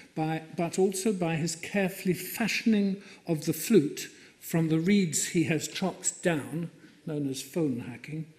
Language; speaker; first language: English; native; English